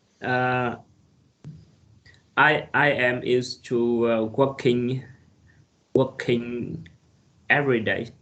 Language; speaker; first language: English; non-native, learner; Vietnamese